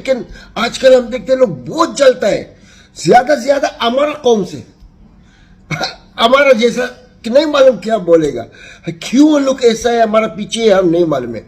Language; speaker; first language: Hindi; non-native, learner; Arabic